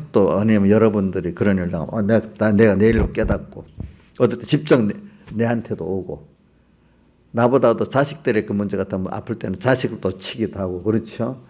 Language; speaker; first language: Korean; native; Korean